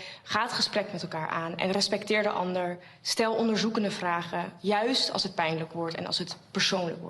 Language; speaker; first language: Dutch; native; Dutch